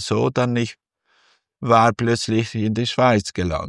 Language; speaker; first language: German; non-native, fluent; Albanian